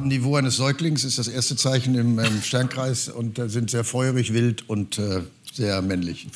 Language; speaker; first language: German; native; German